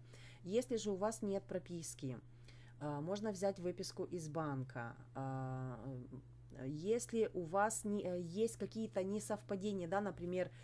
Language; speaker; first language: Russian; native; Russian